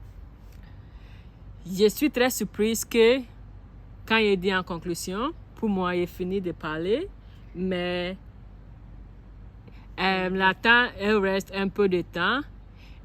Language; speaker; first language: French; non-native, learner; Akan